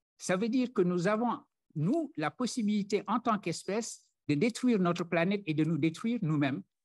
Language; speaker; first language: French; non-native, local second language; Wolof